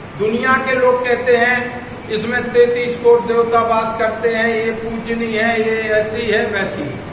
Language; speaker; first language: Hindi; native; Hindi